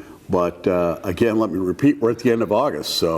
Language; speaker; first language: English; native; English